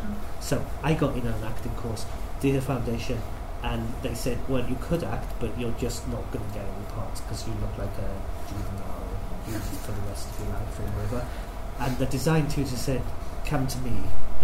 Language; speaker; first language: English; native; English